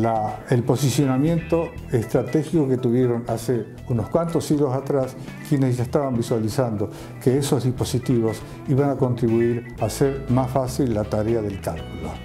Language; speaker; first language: Spanish; native; Spanish